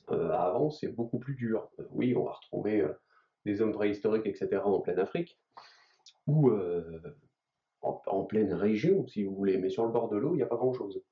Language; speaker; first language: French; native; French